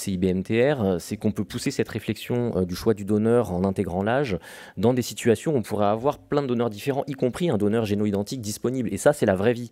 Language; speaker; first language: French; native; French